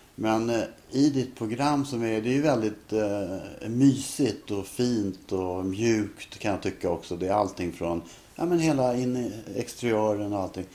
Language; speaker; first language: Swedish; native; Swedish